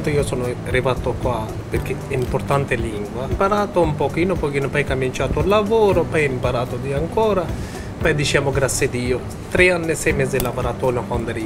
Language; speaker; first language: Italian; non-native, learner; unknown